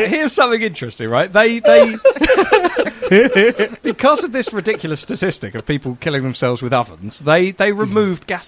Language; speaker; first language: English; native; English